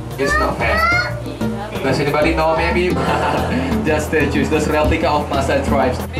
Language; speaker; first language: English; non-native, fluent; Indonesian